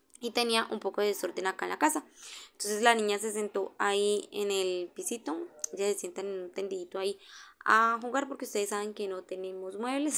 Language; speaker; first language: Spanish; native; Spanish